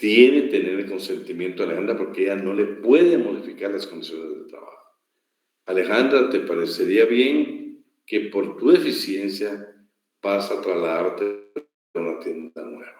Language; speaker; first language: Spanish; native; Spanish